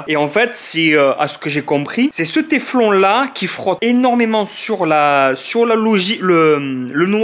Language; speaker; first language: French; native; French